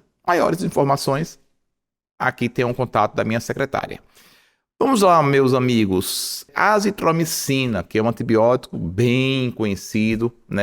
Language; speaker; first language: Portuguese; native; Portuguese